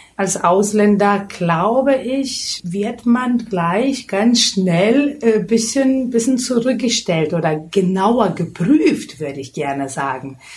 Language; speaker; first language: German; non-native, fluent; Lithuanian